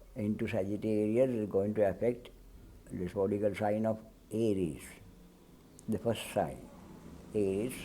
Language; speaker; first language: English; non-native, local second language; Sinhala